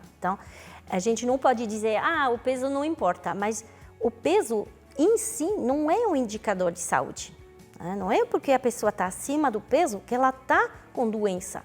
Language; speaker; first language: Portuguese; non-native, fluent; French